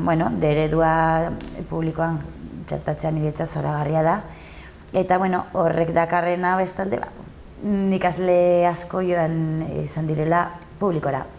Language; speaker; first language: Basque; non-native, local second language; Spanish